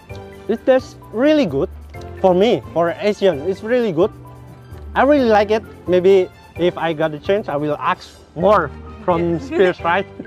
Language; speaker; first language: English; non-native, fluent; Indonesian